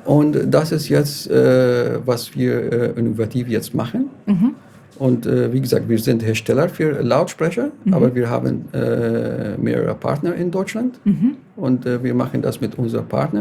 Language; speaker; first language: German; non-native, fluent; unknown